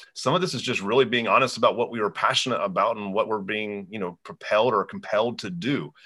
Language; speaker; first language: English; native; English